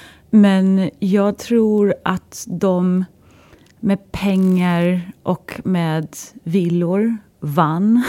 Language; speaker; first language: Swedish; non-native, fluent; English